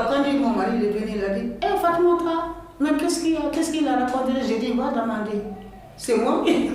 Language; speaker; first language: French; non-native, learner; Bambara